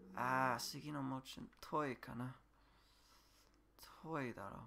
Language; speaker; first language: Japanese; non-native, learner; English